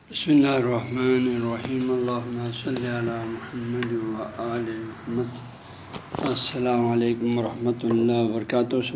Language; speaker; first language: Urdu; non-native, local second language; Balti